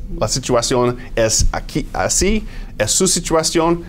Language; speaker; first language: Spanish; non-native, fluent; English